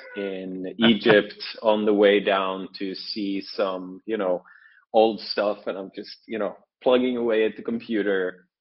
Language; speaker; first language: English; non-native, fluent; Norwegian